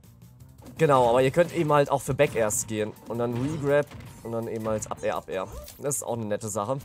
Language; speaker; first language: German; native; German